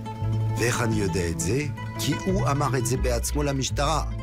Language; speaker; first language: Hebrew; non-native, fluent; French